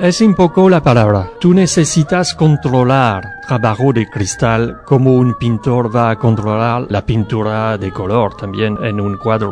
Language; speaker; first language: Spanish; non-native, learner; French